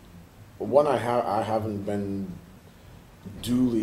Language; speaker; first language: English; native; English